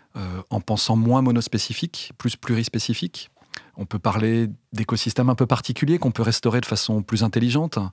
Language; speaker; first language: French; native; French